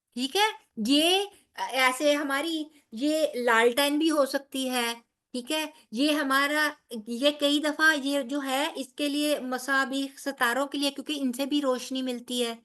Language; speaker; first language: Urdu; non-native, local second language; Punjabi